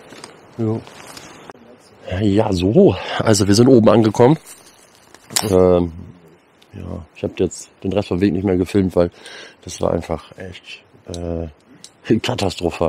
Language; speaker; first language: German; native; German